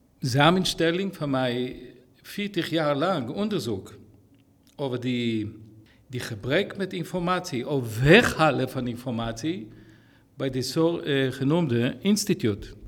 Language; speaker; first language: Dutch; non-native, fluent; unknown